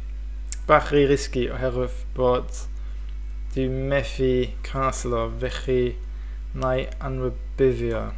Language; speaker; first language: Welsh; non-native, fluent; English